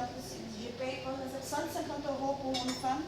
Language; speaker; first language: French; non-native, learner; Portuguese